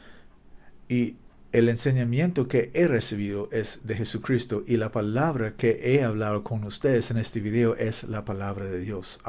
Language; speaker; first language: Spanish; non-native, learner; English